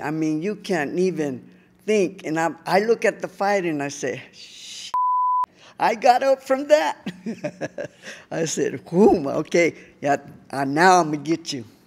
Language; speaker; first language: English; early bilingual, other home language; Spanish